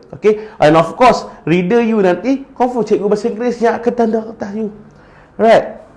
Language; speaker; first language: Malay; native; Malay